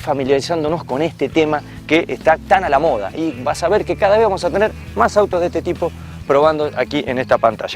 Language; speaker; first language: Spanish; native; Spanish